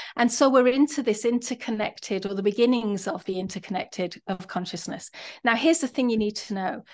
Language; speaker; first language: English; native; English